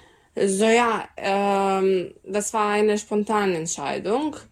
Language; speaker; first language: German; non-native, fluent; Serbian